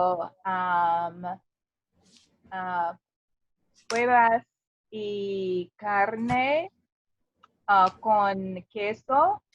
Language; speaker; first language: Spanish; non-native, learner; English